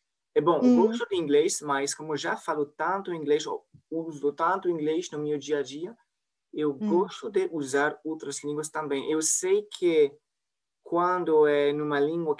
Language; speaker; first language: Portuguese; non-native, fluent; French